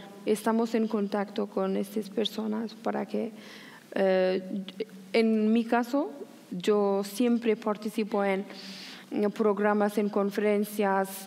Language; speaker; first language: Spanish; non-native, learner; Persian